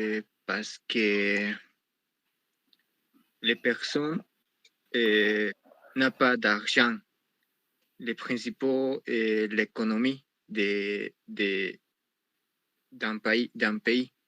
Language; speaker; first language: French; non-native, learner; Spanish